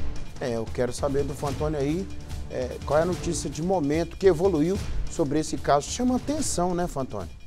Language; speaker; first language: Portuguese; native; Portuguese